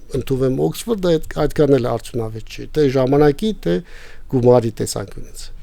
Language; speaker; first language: Armenian; native; Armenian